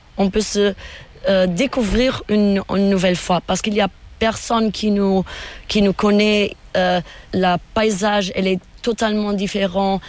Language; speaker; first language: French; non-native, fluent; Portuguese